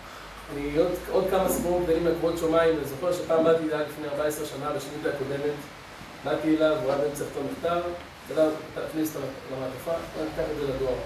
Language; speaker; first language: Hebrew; native; Hebrew